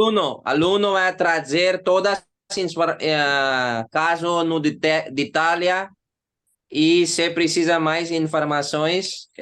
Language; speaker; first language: Portuguese; non-native, learner; Hindi